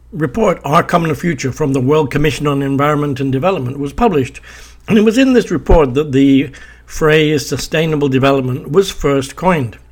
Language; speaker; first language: English; native; English